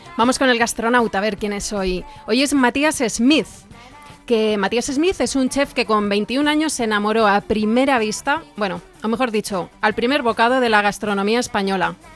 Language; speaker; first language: Spanish; native; Spanish